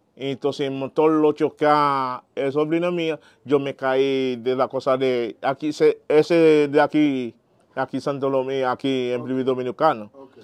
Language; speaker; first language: Spanish; non-native, learner; Haitian Creole